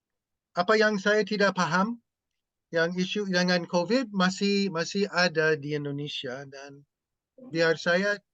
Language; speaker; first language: Indonesian; non-native, fluent; English